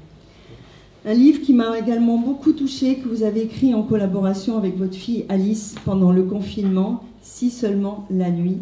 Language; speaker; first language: French; native; French